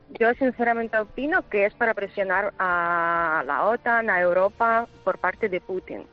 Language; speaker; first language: Spanish; non-native, fluent; Ukrainian